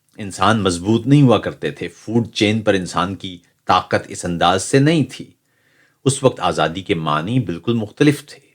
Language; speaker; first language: Urdu; native; Urdu